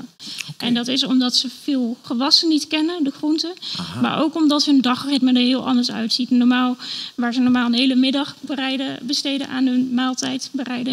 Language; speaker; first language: Dutch; native; Dutch